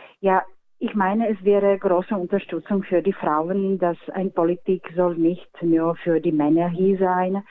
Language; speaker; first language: German; non-native, fluent; Slovak